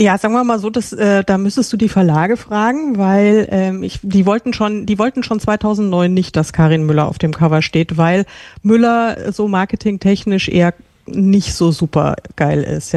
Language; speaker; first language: German; native; German